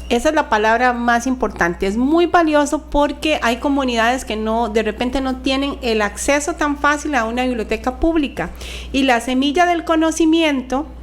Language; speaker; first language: Spanish; native; Spanish